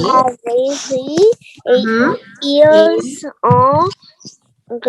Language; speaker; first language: French; non-native, learner; English